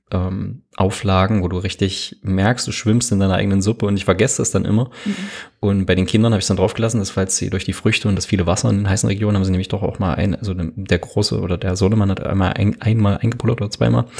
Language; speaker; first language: German; native; German